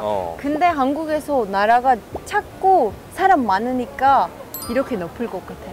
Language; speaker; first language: Korean; non-native, learner; Turkish